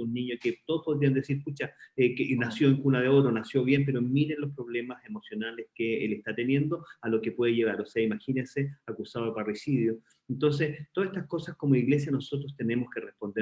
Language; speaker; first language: Spanish; native; Spanish